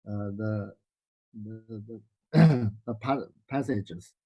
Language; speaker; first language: English; non-native, learner; Chinese